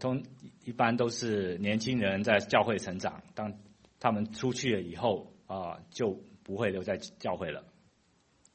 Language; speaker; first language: Chinese; non-native, fluent; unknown